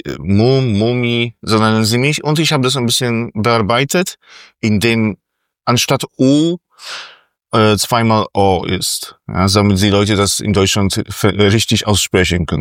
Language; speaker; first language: German; non-native, fluent; Polish